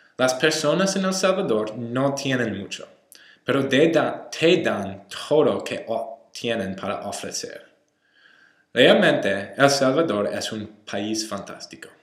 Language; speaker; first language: Spanish; non-native, learner; English